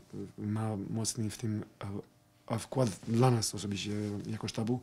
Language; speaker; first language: Polish; non-native, fluent; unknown